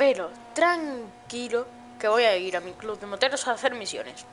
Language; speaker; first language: Spanish; native; Spanish